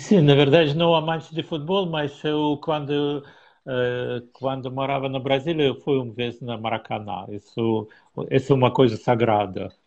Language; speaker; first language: Portuguese; non-native, learner; Russian